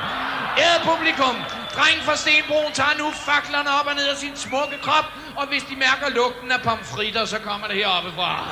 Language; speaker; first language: Danish; native; Danish